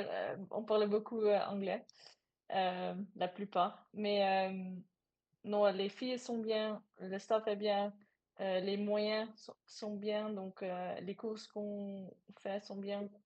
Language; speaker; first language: French; non-native, learner; Dutch